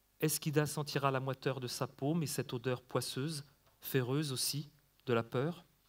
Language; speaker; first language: French; native; French